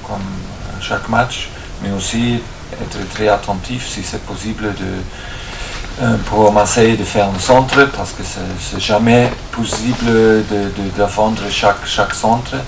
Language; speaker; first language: French; non-native, fluent; German